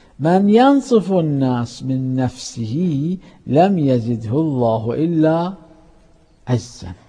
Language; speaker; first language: Arabic; native; Arabic